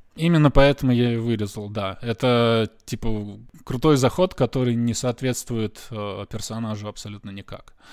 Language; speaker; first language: Russian; native; Russian